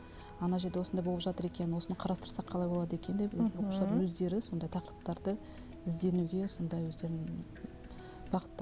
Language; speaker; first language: Kazakh; native; Kazakh